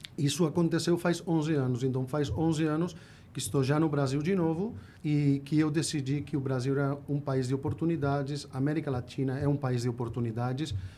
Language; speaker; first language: Portuguese; non-native, fluent; Spanish